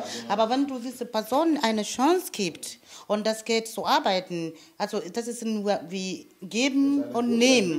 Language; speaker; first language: German; non-native, fluent; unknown